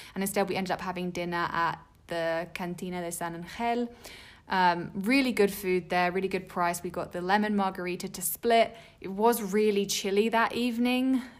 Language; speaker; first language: English; native; English